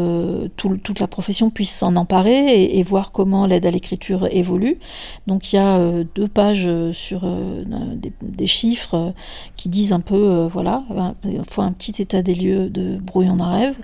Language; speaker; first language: French; native; French